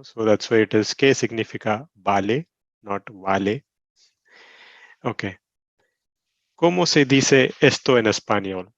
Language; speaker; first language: Spanish; non-native, learner; Malayalam